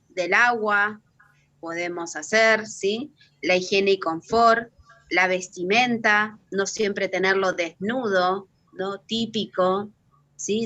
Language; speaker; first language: Spanish; native; Spanish